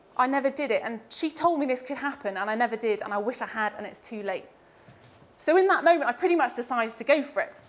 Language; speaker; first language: English; native; English